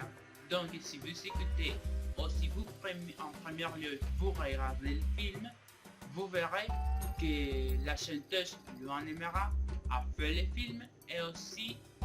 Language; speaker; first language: French; non-native, learner; Spanish